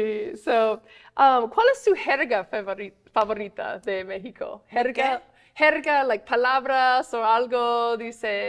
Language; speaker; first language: Spanish; non-native, fluent; English